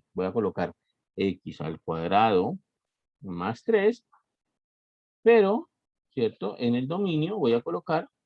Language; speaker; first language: Spanish; native; Spanish